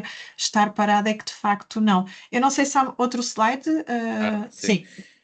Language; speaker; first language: Portuguese; native; Portuguese